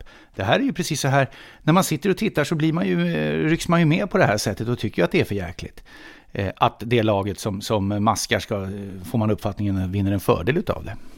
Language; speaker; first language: Swedish; native; Swedish